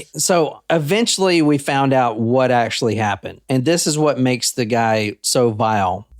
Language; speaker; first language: English; native; English